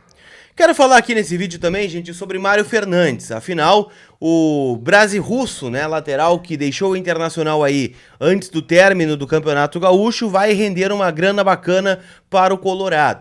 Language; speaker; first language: Portuguese; native; Portuguese